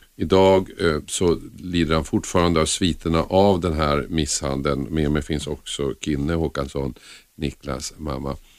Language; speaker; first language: Swedish; native; Swedish